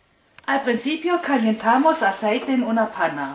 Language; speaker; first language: Spanish; non-native, learner; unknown